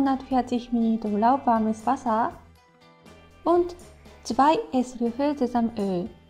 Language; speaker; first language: German; non-native, fluent; Japanese